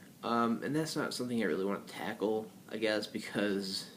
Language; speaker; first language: English; native; English